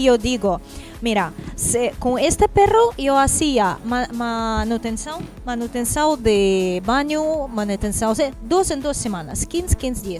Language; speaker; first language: Spanish; non-native, learner; Portuguese